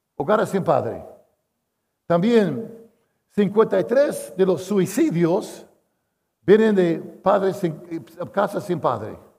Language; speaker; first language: Spanish; non-native, fluent; English